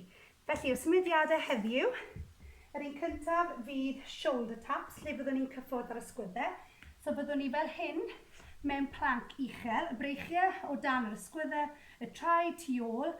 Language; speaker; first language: Welsh; native; Welsh